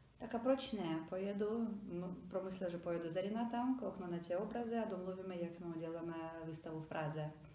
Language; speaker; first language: Czech; non-native, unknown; Tatar